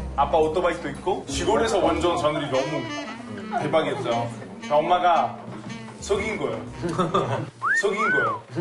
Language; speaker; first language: Korean; non-native, fluent; Italian